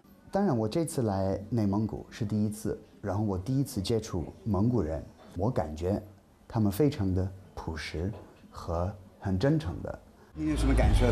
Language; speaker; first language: Chinese; non-native, fluent; English